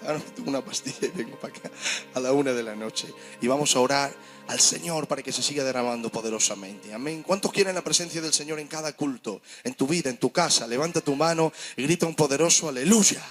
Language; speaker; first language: Spanish; native; Spanish